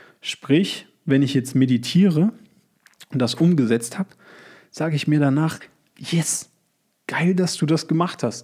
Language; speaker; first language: German; native; German